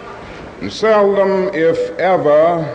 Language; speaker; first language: English; native; English